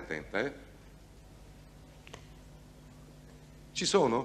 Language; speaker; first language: Italian; native; Italian